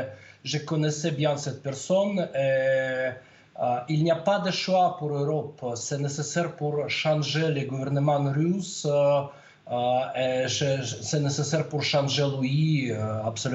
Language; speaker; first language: French; non-native, learner; Russian